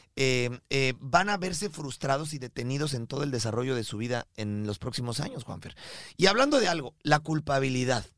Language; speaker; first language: Spanish; native; Spanish